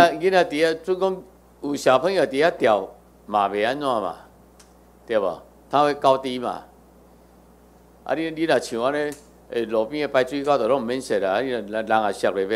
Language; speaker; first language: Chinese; non-native, local second language; Min Nan Chinese